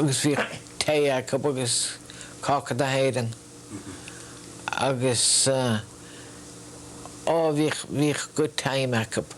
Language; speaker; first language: Irish; native; Irish